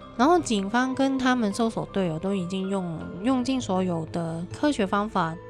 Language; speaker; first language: Chinese; non-native, fluent; Cantonese